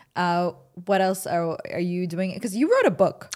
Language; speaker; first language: English; early bilingual, other home language; Arabic